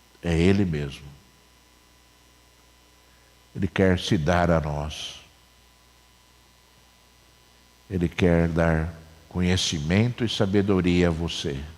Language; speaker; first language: Portuguese; native; Portuguese